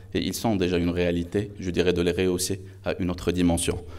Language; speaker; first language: French; non-native, local second language; Arabic